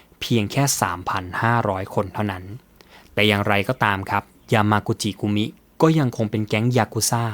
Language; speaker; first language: Thai; native; Thai